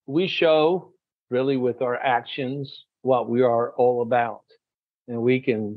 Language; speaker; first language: English; non-native, fluent; Spanish